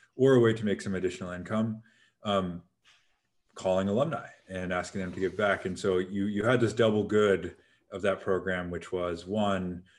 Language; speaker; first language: English; native; English